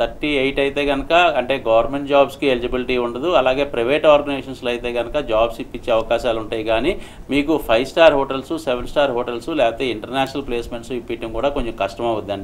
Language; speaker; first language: Telugu; native; Telugu